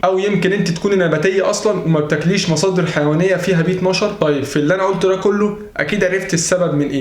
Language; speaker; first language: Arabic; native; Arabic